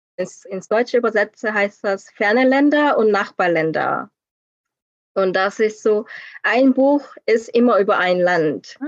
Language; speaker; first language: German; non-native, fluent; Korean